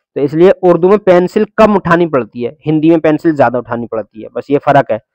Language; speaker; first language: Hindi; native; Hindi